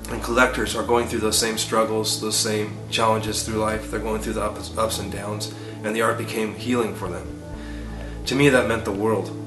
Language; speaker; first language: English; native; English